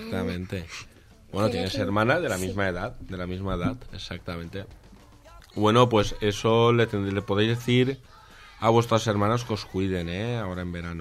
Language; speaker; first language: Spanish; native; Spanish